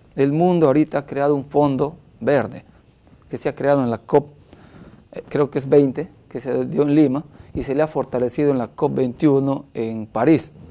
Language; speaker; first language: Spanish; native; Spanish